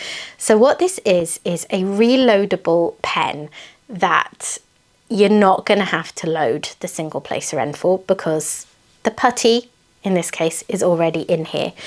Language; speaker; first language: English; native; English